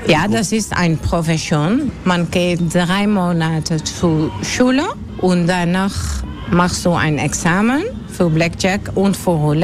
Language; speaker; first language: German; non-native, learner; Dutch